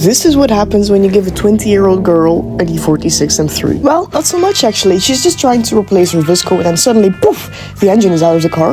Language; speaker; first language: English; non-native, fluent; Dutch